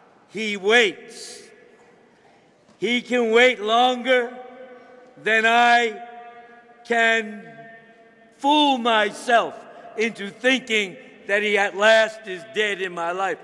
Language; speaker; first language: English; native; English